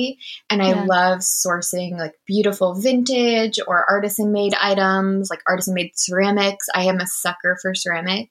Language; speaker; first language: English; native; English